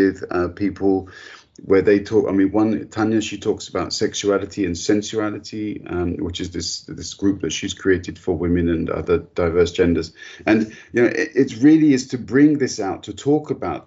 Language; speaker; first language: English; native; English